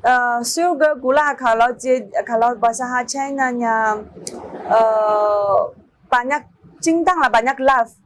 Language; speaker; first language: Indonesian; non-native, learner; Chinese